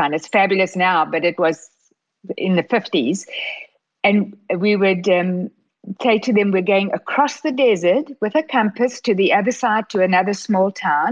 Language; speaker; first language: English; native; English